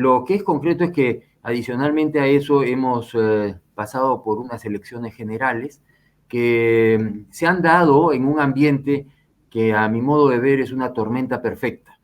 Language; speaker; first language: Spanish; native; Spanish